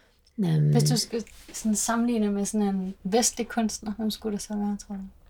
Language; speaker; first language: Danish; native; Danish